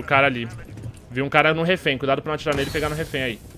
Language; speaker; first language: Portuguese; native; Portuguese